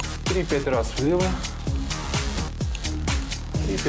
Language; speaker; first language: Russian; native; Russian